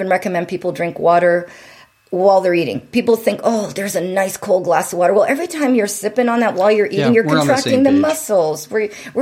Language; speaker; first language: English; native; English